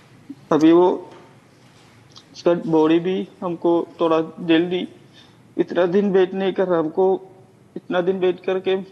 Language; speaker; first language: Hindi; non-native, local second language; Malayalam